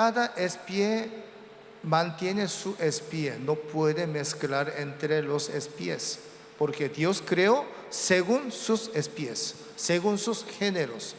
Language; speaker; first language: Spanish; non-native, learner; Korean